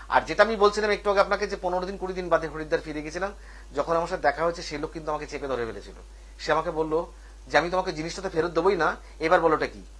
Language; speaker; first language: Bangla; native; Bangla